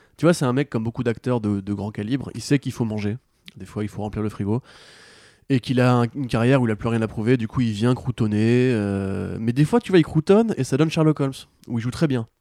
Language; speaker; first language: French; native; French